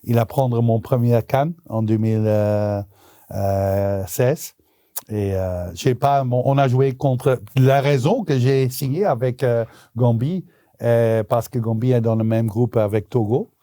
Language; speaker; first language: French; non-native, local second language; Dutch